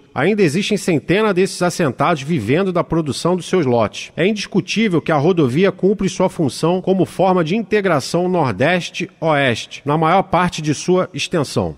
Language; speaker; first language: Portuguese; native; Portuguese